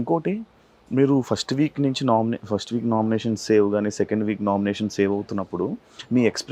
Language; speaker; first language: Telugu; native; Telugu